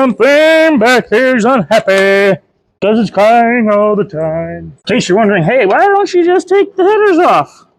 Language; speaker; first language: English; native; English